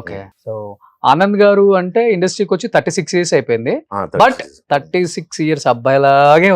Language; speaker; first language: Telugu; native; Telugu